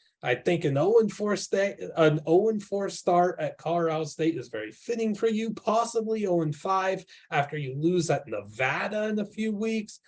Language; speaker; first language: English; native; English